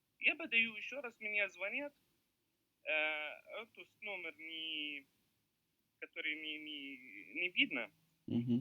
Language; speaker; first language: Russian; non-native, learner; Arabic